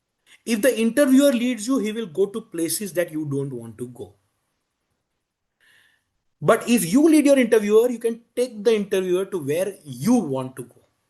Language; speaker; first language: English; non-native, local second language; Hindi